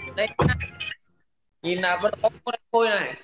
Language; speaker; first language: Vietnamese; native; Vietnamese